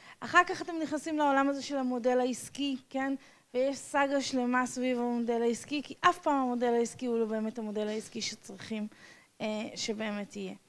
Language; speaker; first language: Hebrew; non-native, fluent; English